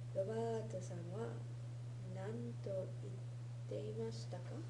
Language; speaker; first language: Japanese; non-native, learner; English